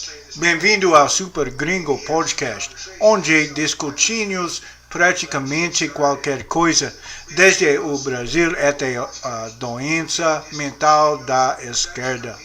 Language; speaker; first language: Portuguese; non-native, learner; English